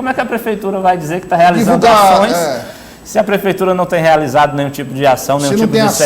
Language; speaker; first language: Portuguese; native; Portuguese